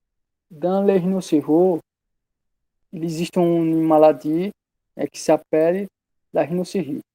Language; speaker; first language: French; non-native, learner; Portuguese